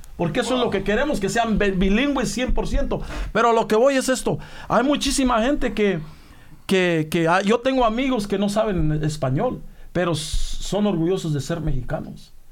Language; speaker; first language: Spanish; native; Spanish